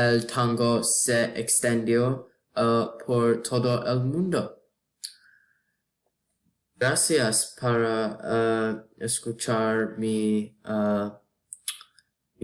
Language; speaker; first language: Spanish; non-native, learner; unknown